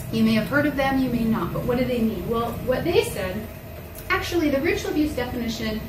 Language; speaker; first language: English; native; English